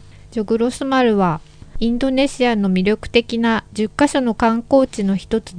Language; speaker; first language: Japanese; non-native, fluent; Indonesian